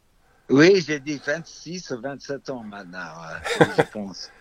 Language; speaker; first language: French; non-native, fluent; English